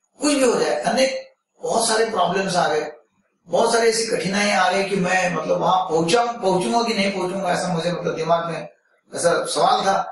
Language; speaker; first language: Hindi; non-native, local second language; Marathi